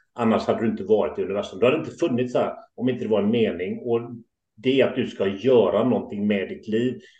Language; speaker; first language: Swedish; native; Swedish